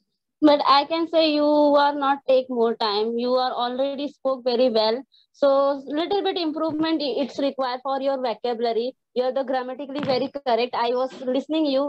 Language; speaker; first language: English; non-native, learner; Hindi